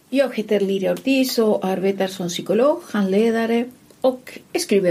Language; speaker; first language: Swedish; non-native, fluent; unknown